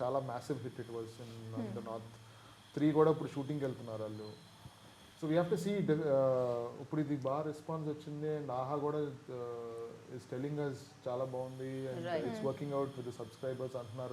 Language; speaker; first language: Telugu; native; Telugu